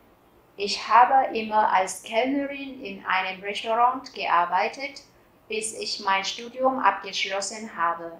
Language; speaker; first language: German; non-native, fluent; Vietnamese